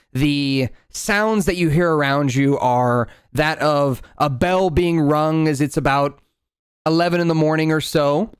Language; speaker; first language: English; native; English